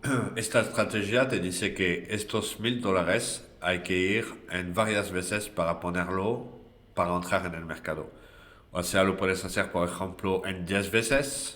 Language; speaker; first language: Spanish; non-native, fluent; French